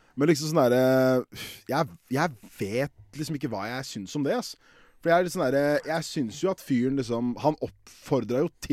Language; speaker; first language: Norwegian; native; Norwegian